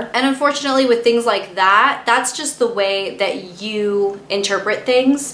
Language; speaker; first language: English; native; English